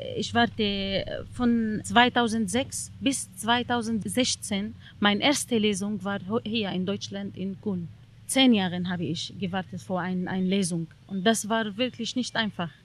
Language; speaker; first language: German; non-native, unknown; Arabic